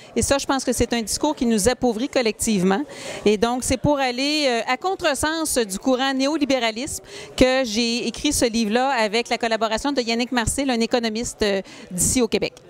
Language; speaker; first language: French; native; French